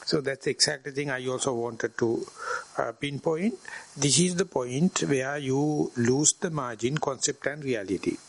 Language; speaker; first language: English; non-native, local second language; Sinhala